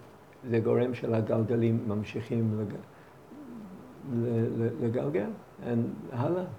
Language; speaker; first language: Hebrew; non-native, fluent; English